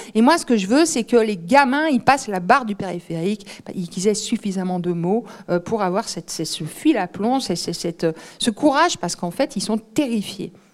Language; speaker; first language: French; native; French